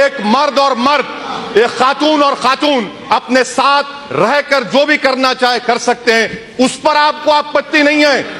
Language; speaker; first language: Urdu; native; Urdu